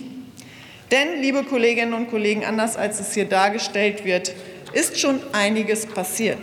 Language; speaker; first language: German; native; German